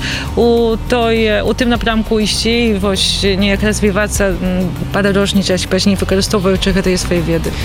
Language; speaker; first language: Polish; non-native, learner; Belarusian